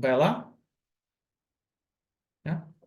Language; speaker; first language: English; non-native, fluent; Russian